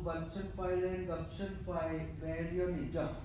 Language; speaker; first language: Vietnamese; non-native, learner; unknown